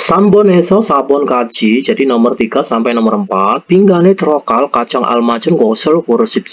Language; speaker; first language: Korean; non-native, fluent; Indonesian